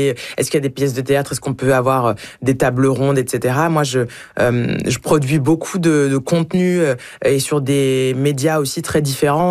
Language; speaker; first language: French; native; French